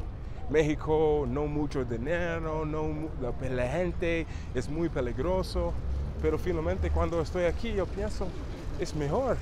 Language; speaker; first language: Spanish; non-native, learner; English